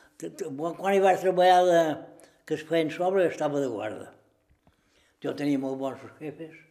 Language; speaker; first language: Catalan; native; Catalan